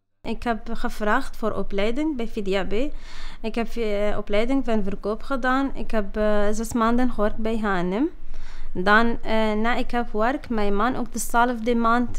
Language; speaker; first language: Dutch; non-native, learner; Kurdish